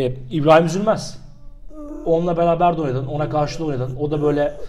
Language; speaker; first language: Turkish; native; Turkish